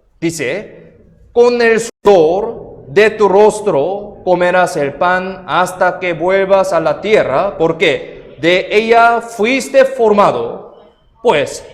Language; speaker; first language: Spanish; non-native, fluent; Korean